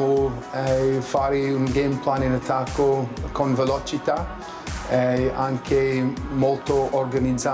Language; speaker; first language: Italian; non-native, learner; English